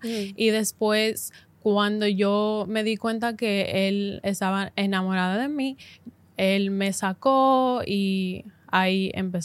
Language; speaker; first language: Spanish; early bilingual, heritage; Spanish